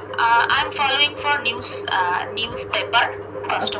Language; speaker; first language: English; non-native, learner; Bangla